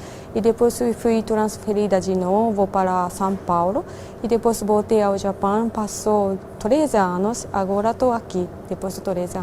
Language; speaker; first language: Portuguese; non-native, fluent; Japanese